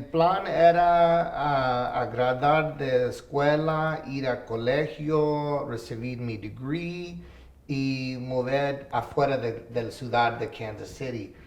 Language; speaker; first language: Spanish; early bilingual, heritage; English